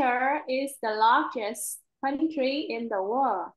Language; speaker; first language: English; non-native, fluent; Vietnamese